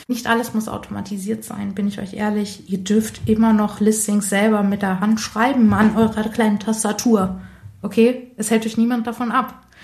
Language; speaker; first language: German; early bilingual, other home language; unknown